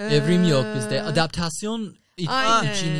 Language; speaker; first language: Turkish; non-native, fluent; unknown